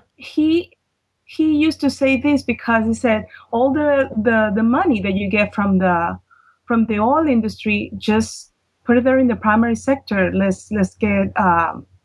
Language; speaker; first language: English; non-native, fluent; Spanish